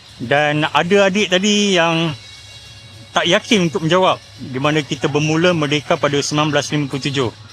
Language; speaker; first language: Malay; native; Malay